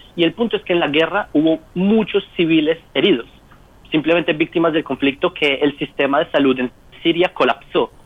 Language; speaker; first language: Spanish; native; Spanish